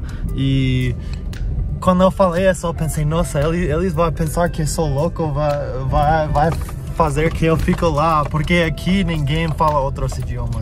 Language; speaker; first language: Portuguese; non-native, fluent; English